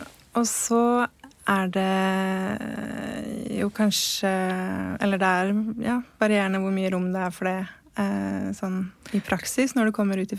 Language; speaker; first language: Norwegian; native; Norwegian